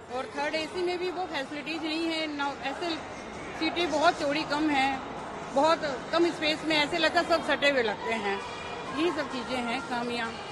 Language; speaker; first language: Hindi; native; Hindi